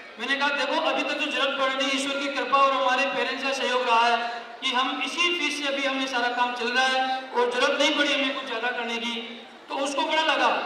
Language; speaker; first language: Hindi; native; Hindi